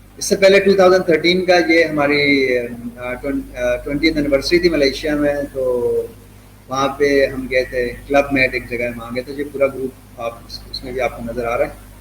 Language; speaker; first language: Urdu; native; Urdu